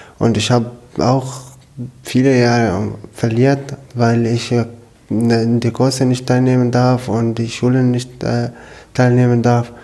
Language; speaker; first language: German; non-native, learner; Arabic